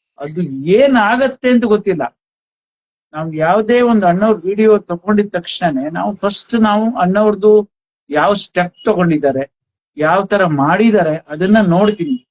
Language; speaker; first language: Kannada; non-native, local second language; Konkani